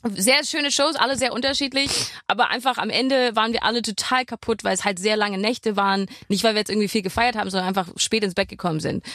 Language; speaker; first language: German; non-native, fluent; English